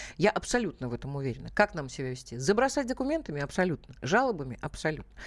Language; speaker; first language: Russian; native; Russian